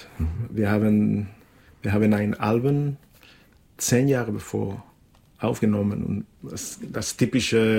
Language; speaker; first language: German; non-native, fluent; Spanish